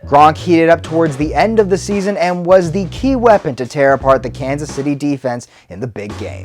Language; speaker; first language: English; native; English